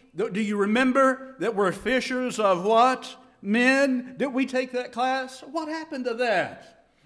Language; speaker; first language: English; native; English